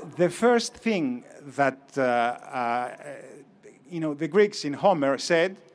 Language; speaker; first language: English; non-native, fluent; Greek